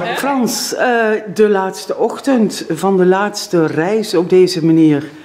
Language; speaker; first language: Dutch; native; Dutch